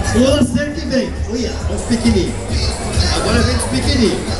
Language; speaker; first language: Portuguese; native; Portuguese